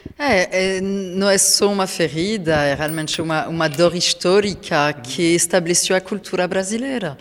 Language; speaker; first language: Portuguese; non-native, fluent; French